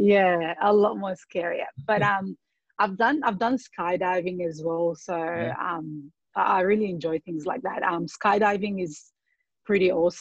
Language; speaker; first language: English; early bilingual, other home language; Arabic